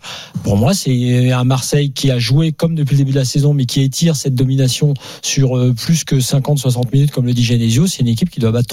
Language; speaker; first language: French; native; French